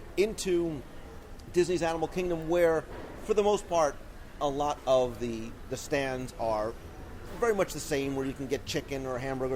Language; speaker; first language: English; native; English